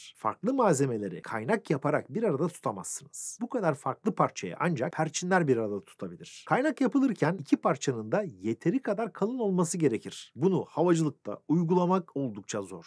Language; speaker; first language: Turkish; native; Turkish